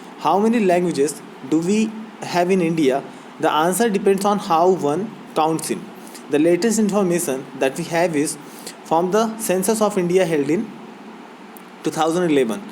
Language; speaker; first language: Hindi; native; Hindi